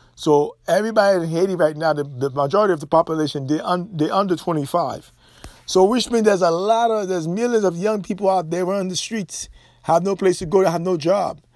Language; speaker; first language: English; non-native, fluent; Haitian Creole